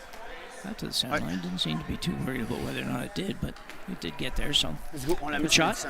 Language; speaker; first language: English; native; English